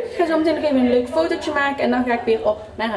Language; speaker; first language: Dutch; native; Dutch